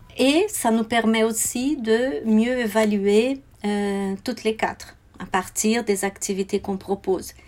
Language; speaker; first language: French; non-native, fluent; Portuguese